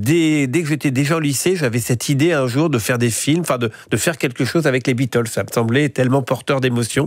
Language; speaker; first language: French; native; French